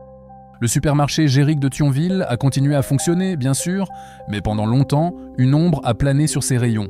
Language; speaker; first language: French; native; French